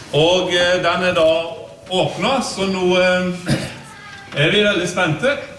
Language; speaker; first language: Norwegian; native; Norwegian